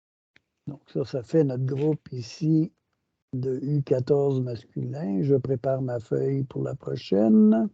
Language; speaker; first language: French; native; French